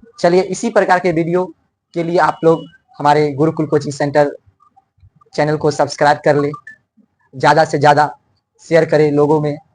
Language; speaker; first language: Hindi; native; Hindi